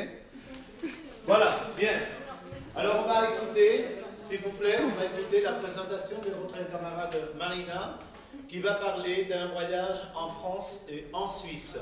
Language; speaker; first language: French; non-native, fluent; Spanish